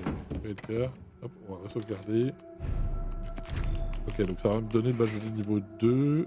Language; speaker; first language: French; native; French